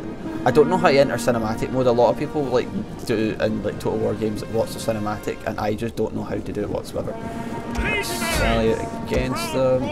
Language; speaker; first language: English; native; English